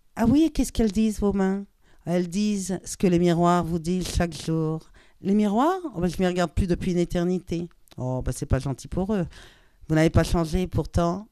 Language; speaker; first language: French; native; French